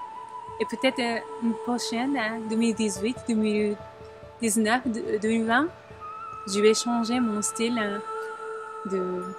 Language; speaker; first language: French; non-native, learner; Japanese